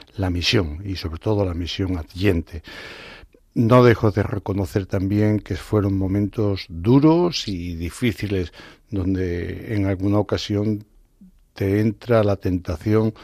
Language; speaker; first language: Spanish; native; Spanish